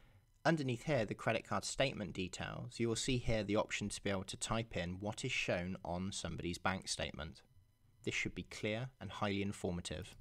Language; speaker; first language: English; native; English